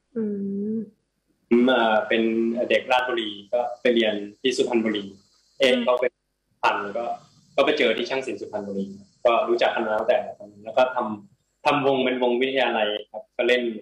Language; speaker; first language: Thai; native; Thai